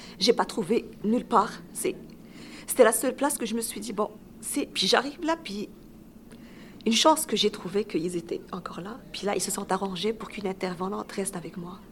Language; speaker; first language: French; non-native, local second language; Arabic